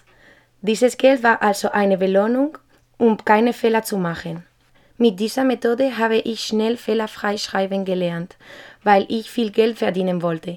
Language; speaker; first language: German; non-native, fluent; Spanish